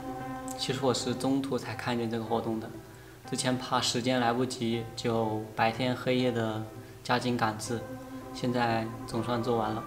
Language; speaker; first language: Chinese; native; Chinese